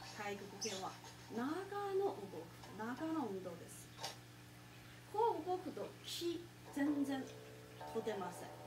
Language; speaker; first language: Japanese; non-native, fluent; Chinese